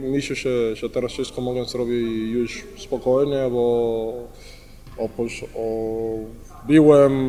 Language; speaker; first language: Polish; non-native, learner; Spanish